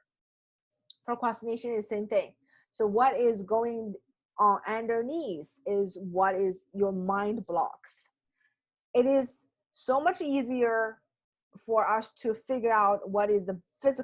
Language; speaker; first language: English; non-native, fluent; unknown